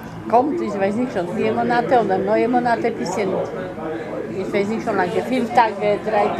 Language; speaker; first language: German; non-native, learner; Polish